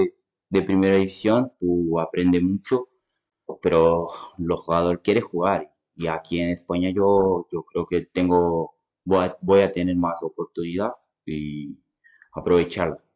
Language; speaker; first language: Spanish; non-native, fluent; Portuguese